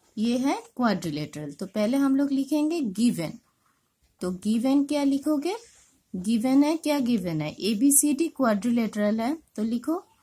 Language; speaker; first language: Hindi; non-native, local second language; Bangla